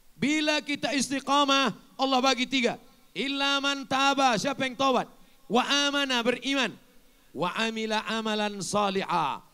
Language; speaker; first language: Malay; native; Malay